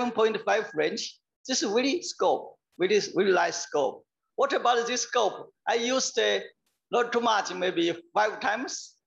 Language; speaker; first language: English; non-native, learner; Chinese